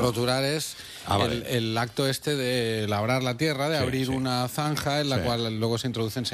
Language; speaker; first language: Spanish; native; Spanish